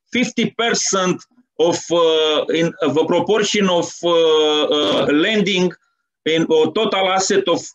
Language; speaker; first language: English; non-native, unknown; Romanian